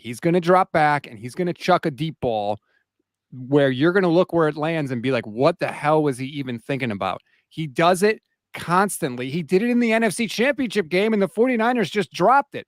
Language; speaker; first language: English; native; English